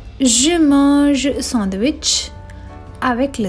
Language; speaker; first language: French; non-native, fluent; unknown